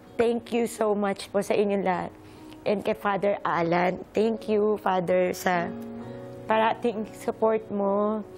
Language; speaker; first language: Filipino; native; Filipino